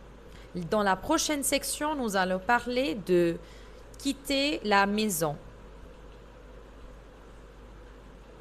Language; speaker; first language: French; non-native, fluent; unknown